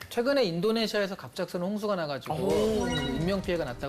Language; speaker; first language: Korean; native; Korean